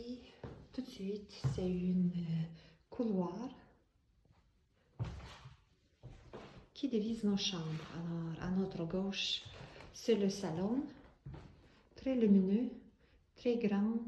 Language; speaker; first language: French; non-native, fluent; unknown